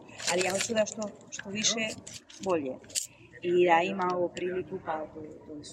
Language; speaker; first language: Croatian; non-native, learner; Spanish